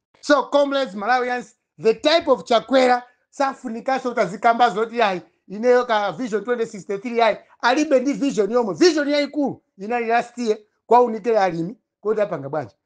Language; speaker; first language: Nyanja; non-native, local second language; Tumbuka